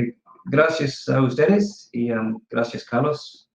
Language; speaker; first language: Spanish; non-native, fluent; English